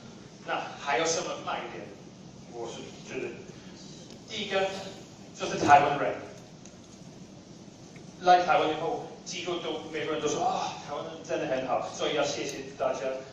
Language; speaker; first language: Chinese; non-native, fluent; English